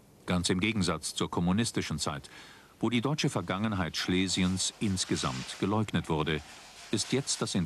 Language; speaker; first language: German; native; German